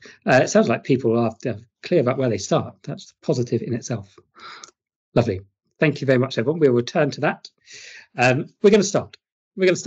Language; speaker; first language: English; native; English